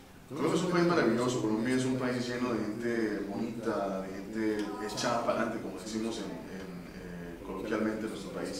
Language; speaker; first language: Spanish; native; Spanish